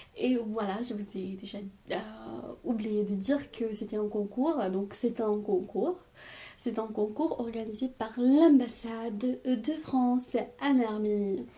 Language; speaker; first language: French; non-native, fluent; Armenian